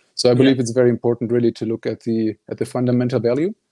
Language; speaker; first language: English; non-native, fluent; German